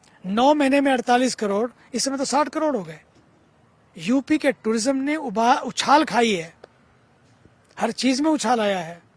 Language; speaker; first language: Hindi; native; Hindi